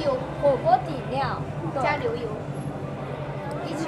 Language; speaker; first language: Chinese; native; Chinese